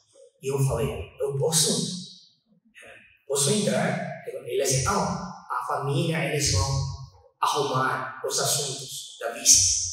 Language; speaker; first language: Portuguese; non-native, fluent; Chinese